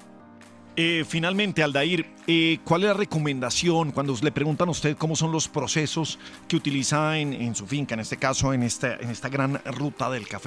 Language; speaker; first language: Spanish; native; Spanish